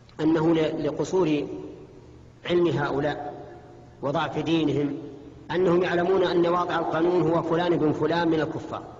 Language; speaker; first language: Arabic; native; Arabic